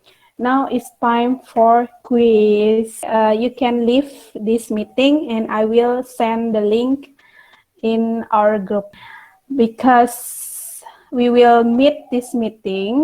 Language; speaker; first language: English; non-native, fluent; Indonesian